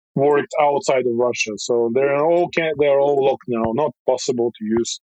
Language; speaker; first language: English; non-native, fluent; Russian